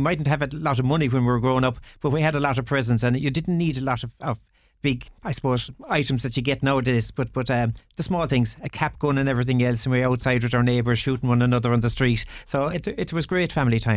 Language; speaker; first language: English; native; English